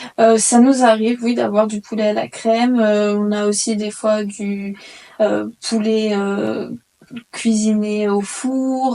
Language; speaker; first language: French; native; French